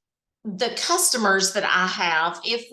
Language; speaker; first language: English; native; English